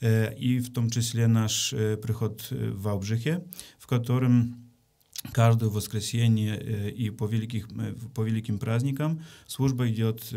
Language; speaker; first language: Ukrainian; non-native, learner; Polish